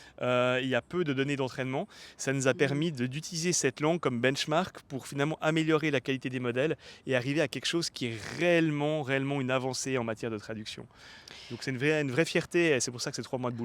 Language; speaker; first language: French; native; French